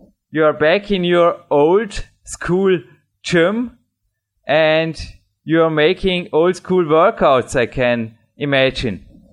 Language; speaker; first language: English; non-native, fluent; German